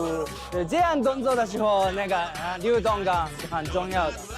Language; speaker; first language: Chinese; non-native, fluent; Korean